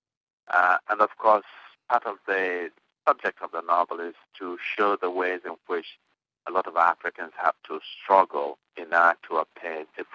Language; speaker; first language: English; non-native, local second language; Igbo